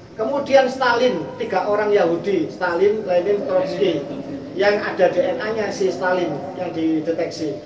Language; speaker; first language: Indonesian; non-native, local second language; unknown